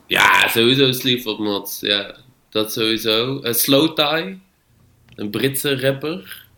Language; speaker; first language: Dutch; native; Dutch